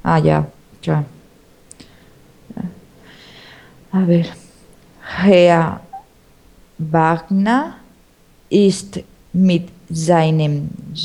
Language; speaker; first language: German; non-native, learner; Spanish